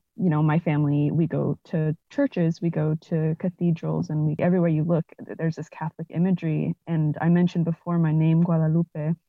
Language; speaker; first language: English; native; English